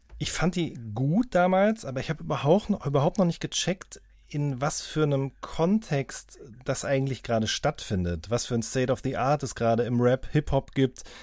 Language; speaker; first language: German; native; German